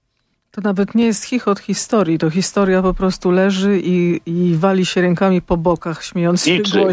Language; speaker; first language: Polish; native; Polish